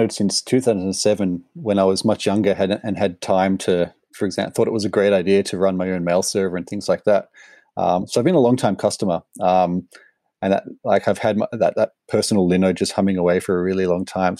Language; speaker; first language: English; native; English